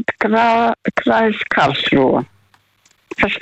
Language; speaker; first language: German; non-native, fluent; Russian